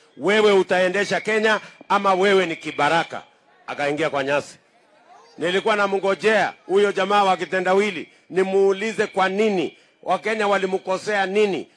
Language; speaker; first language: Swahili; non-native, local second language; Kalenjin